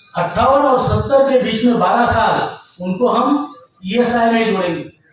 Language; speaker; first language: Hindi; non-native, local second language; Marathi